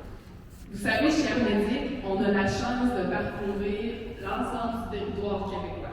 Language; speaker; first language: French; native; French